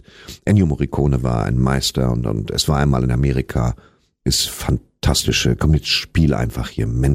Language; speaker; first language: German; native; German